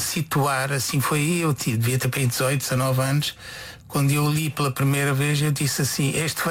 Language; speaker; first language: Portuguese; non-native, fluent; Konkani